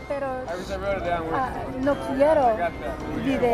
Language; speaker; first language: Spanish; non-native, learner; English